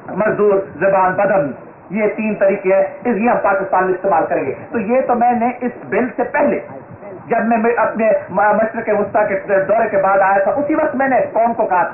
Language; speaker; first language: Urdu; non-native, local second language; Sindhi